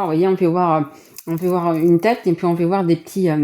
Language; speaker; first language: French; native; French